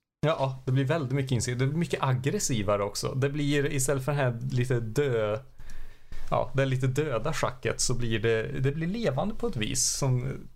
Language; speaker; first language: Swedish; native; Swedish